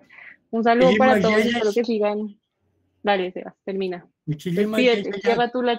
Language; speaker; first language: Spanish; native; Spanish